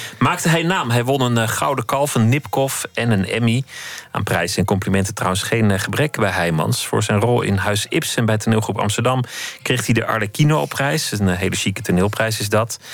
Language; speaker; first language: Dutch; native; Dutch